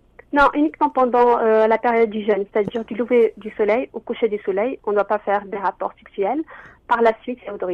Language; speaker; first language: French; non-native, local second language; Arabic